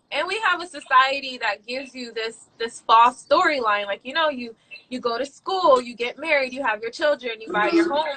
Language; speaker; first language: English; native; English